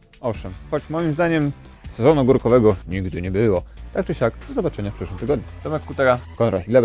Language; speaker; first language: Polish; native; Polish